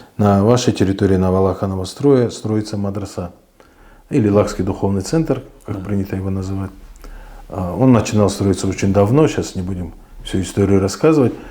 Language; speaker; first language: Russian; non-native, local second language; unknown